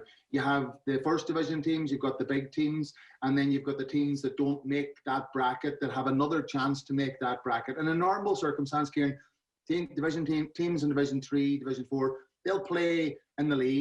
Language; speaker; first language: English; native; English